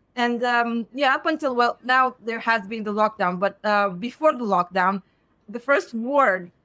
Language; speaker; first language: English; non-native, fluent; Romanian